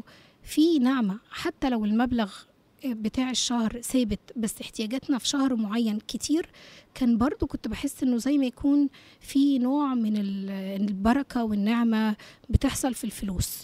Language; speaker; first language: Arabic; native; Arabic